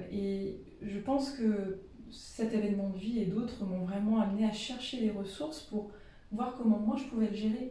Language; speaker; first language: French; native; French